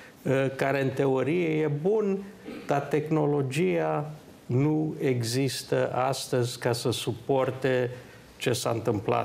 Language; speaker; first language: Romanian; early bilingual, heritage; Romanian